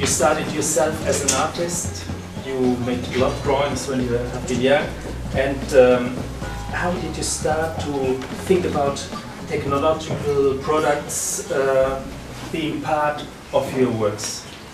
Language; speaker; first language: English; non-native, fluent; German